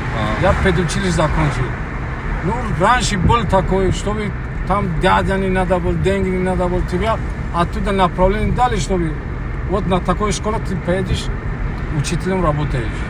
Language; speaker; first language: Russian; non-native, local second language; Tajik